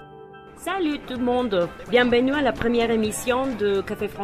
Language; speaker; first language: French; non-native, learner; Spanish